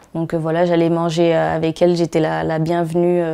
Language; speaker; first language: French; native; French